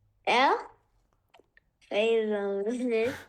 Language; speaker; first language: English; non-native, learner; Korean